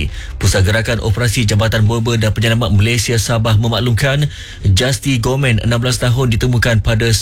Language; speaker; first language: Malay; native; Malay